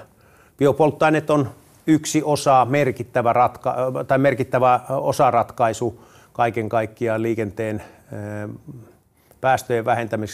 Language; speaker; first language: Finnish; native; Finnish